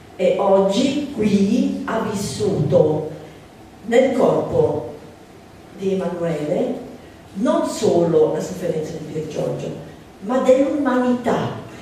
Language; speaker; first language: Italian; non-native, local second language; German